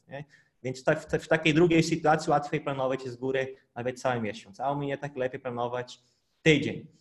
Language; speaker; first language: Polish; non-native, fluent; Portuguese